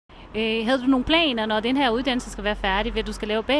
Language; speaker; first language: Danish; native; Danish